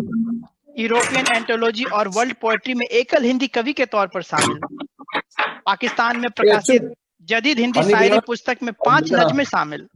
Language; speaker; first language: Hindi; native; Hindi